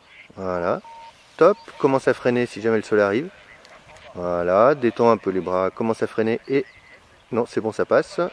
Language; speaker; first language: French; native; French